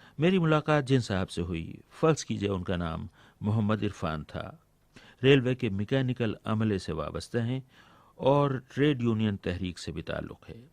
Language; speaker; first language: Urdu; native; Urdu